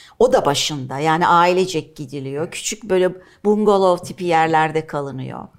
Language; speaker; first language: Turkish; native; Turkish